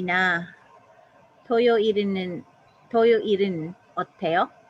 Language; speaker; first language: Korean; non-native, learner; English